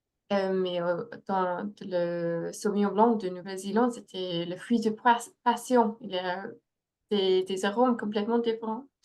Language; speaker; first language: French; non-native, fluent; English